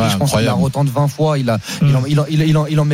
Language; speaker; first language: French; native; French